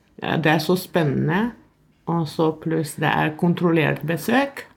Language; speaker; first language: Norwegian; non-native, fluent; Albanian